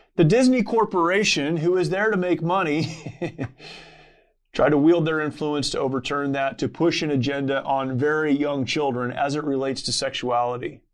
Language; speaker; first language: English; native; English